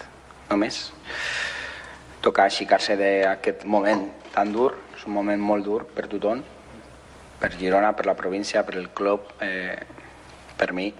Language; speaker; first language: Catalan; non-native, fluent; Spanish